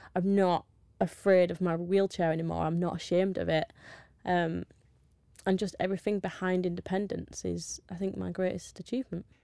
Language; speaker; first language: English; native; English